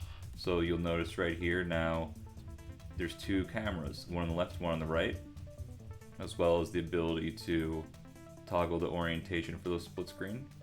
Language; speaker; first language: English; native; English